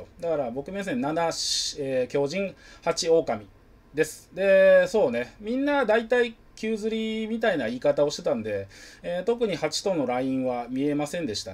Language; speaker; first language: Japanese; native; Japanese